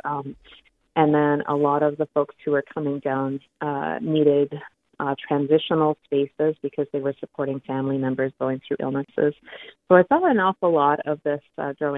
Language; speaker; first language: English; native; English